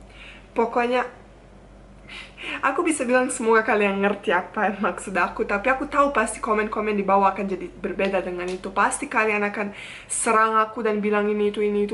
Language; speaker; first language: Indonesian; non-native, fluent; Bosnian